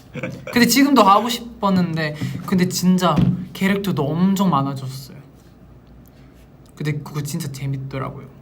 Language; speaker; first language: Korean; non-native, local second language; Filipino